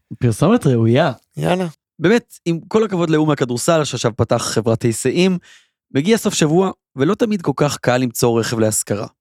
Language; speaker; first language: Hebrew; native; Hebrew